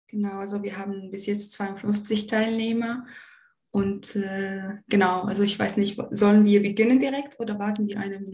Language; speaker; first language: German; non-native, fluent; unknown